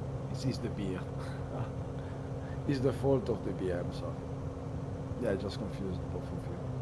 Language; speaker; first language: English; non-native, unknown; Italian